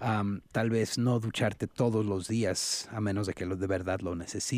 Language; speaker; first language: Spanish; native; Spanish